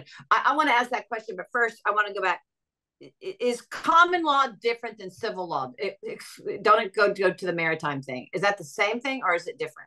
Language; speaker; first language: English; native; English